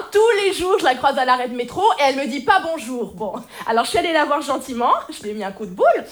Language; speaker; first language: French; native; French